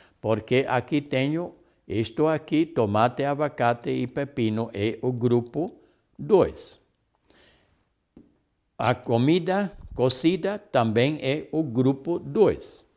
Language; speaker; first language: Portuguese; non-native, fluent; Spanish